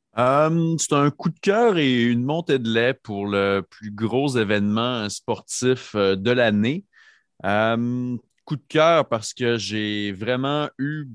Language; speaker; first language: French; native; French